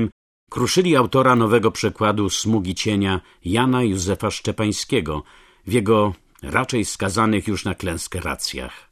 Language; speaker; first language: Polish; native; Polish